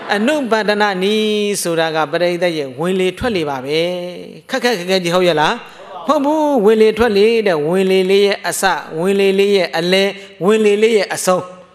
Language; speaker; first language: Burmese; native; Burmese